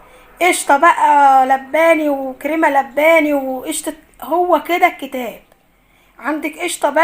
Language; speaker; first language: Arabic; native; Arabic